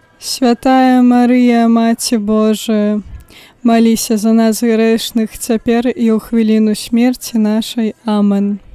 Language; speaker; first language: Belarusian; native; Belarusian